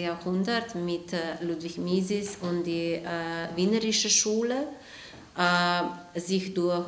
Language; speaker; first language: German; non-native, fluent; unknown